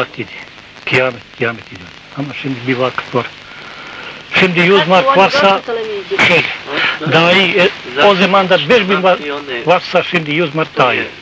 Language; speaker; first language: Turkish; non-native, learner; Bosnian